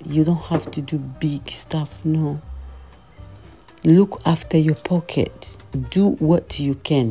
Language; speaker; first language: English; non-native, fluent; Lingala